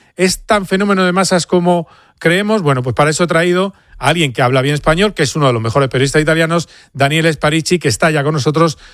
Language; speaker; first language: Spanish; native; Spanish